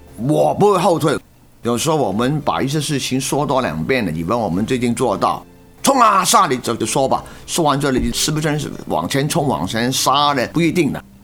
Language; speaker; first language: Chinese; non-native, local second language; Cantonese